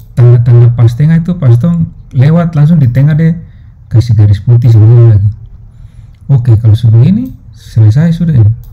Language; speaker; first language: Indonesian; native; Indonesian